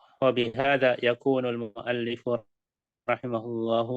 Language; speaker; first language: Arabic; non-native, learner; Indonesian